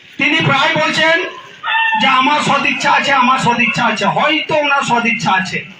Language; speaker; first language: Bangla; non-native, local second language; Santali